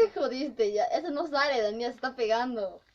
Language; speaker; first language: Spanish; native; Spanish